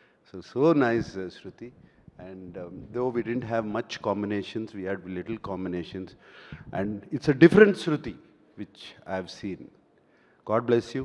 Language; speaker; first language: English; non-native, local second language; Telugu